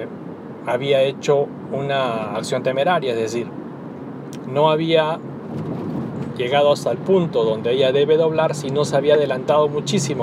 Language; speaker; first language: Spanish; native; Spanish